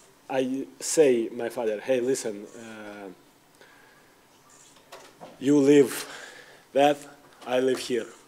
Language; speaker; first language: English; non-native, learner; Ukrainian